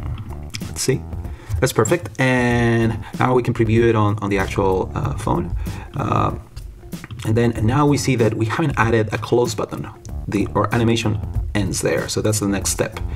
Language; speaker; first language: English; non-native, fluent; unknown